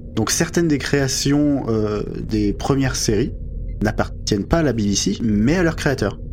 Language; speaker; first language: French; native; French